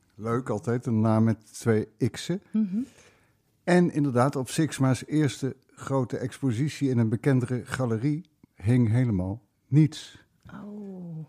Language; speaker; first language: Dutch; native; Dutch